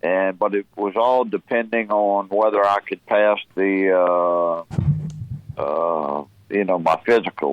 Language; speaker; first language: English; native; English